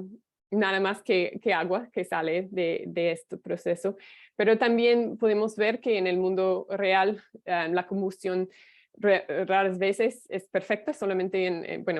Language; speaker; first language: Spanish; non-native, fluent; English